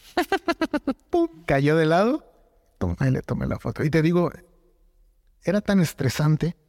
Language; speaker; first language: Spanish; native; Spanish